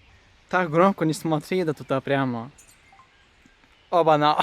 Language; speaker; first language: Russian; non-native, local second language; Lezghian